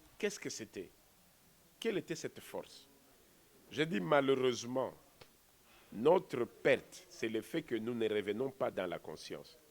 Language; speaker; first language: French; non-native, local second language; Kongo